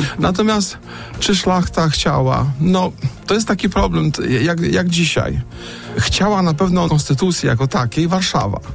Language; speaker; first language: Polish; native; Polish